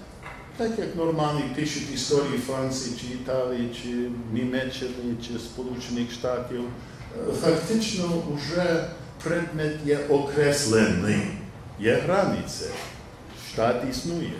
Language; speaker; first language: Polish; non-native, learner; English